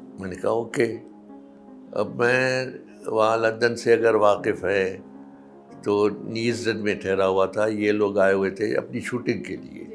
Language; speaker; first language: Urdu; non-native, local second language; Sindhi